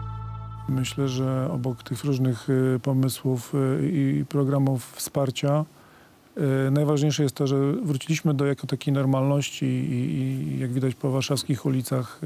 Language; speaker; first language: Polish; native; Polish